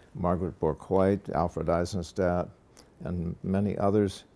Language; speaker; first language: English; native; English